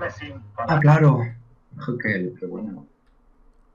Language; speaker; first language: Spanish; native; Spanish